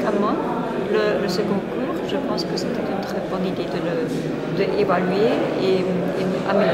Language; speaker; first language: French; non-native, fluent; Spanish